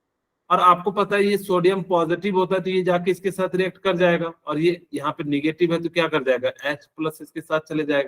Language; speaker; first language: Hindi; native; Hindi